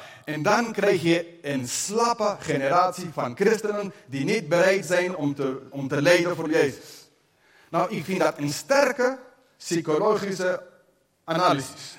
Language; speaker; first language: Dutch; non-native, fluent; English